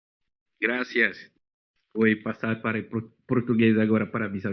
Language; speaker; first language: Spanish; non-native, fluent; Portuguese